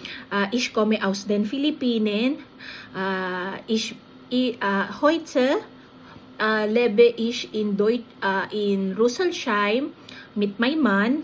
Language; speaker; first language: German; non-native, learner; Filipino